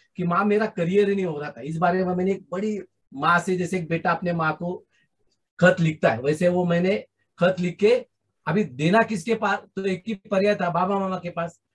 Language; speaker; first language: Hindi; non-native, local second language; Marathi